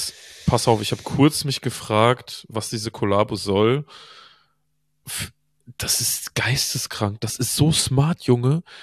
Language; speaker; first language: German; native; German